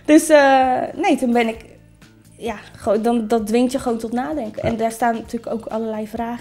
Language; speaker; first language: Dutch; native; Dutch